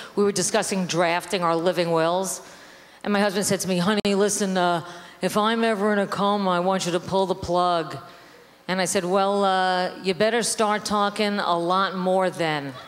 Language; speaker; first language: English; native; English